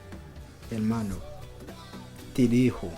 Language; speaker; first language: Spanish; non-native, local second language; Haitian Creole